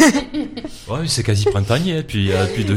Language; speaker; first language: French; native; French